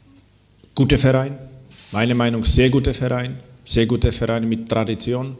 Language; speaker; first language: German; non-native, fluent; Slovak